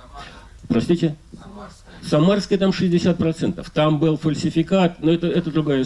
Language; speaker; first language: Russian; native; Russian